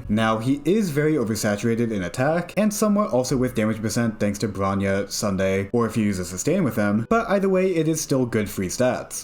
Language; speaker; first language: English; native; English